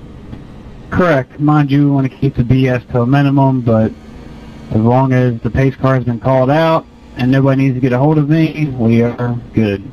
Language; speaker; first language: English; native; English